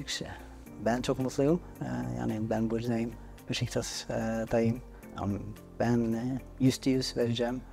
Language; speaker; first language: Turkish; non-native, learner; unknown